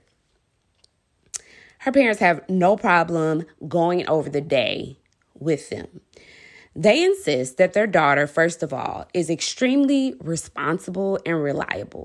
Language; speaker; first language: English; native; English